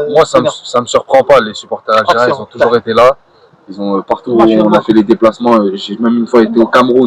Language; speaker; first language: French; native; French